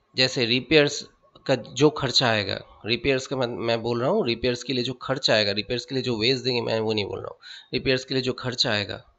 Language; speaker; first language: Hindi; non-native, local second language; Bangla